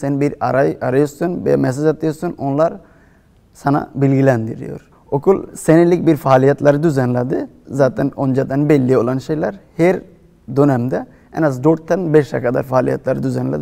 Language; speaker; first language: Turkish; non-native, fluent; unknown